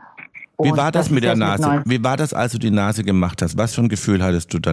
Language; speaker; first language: German; native; German